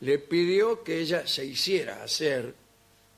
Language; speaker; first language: Spanish; native; Spanish